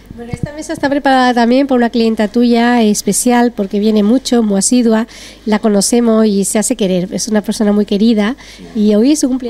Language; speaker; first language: Spanish; native; Spanish